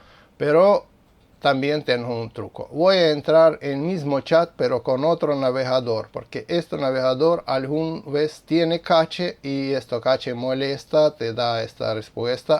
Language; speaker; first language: Spanish; non-native, fluent; Russian